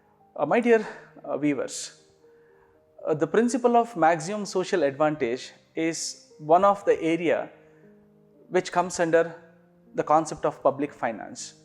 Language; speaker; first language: English; non-native, local second language; Kannada